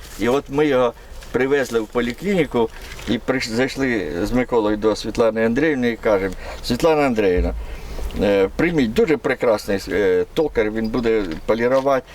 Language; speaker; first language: Ukrainian; native; Ukrainian